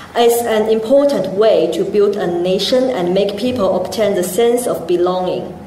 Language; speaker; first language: English; non-native, fluent; Chinese